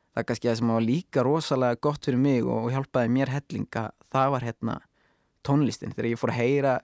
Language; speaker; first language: Icelandic; native; Icelandic